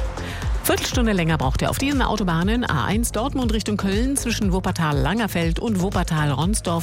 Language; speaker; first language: German; native; German